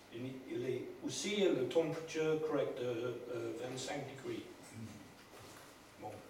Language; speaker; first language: French; non-native, learner; English